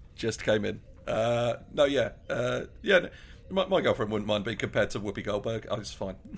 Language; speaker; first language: English; native; English